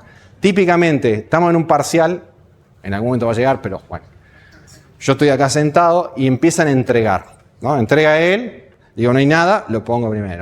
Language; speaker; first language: Spanish; native; Spanish